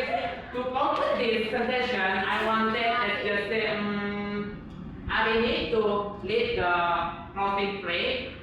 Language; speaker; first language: English; non-native, learner; Indonesian